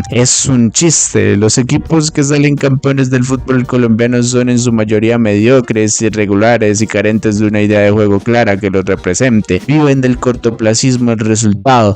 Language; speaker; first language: Spanish; native; Spanish